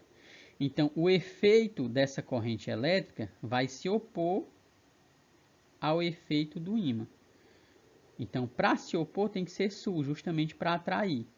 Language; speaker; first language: Portuguese; native; Portuguese